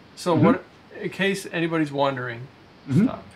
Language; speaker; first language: English; native; English